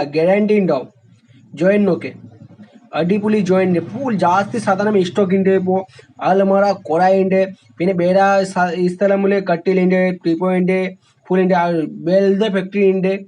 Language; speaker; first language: Malayalam; non-native, learner; Hindi